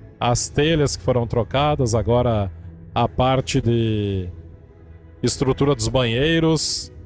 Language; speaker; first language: Portuguese; native; Portuguese